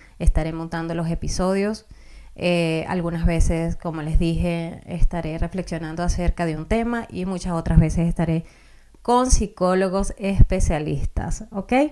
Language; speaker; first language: Spanish; native; Spanish